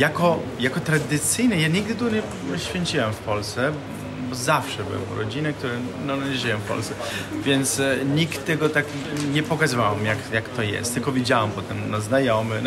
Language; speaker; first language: Polish; non-native, fluent; Italian